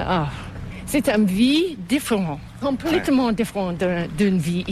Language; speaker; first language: French; non-native, fluent; English